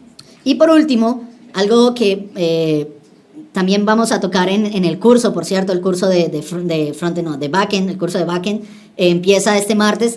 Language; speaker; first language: Spanish; native; Spanish